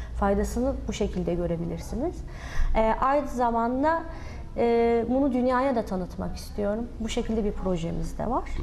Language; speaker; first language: Turkish; native; Turkish